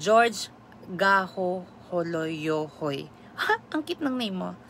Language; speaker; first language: Filipino; native; Filipino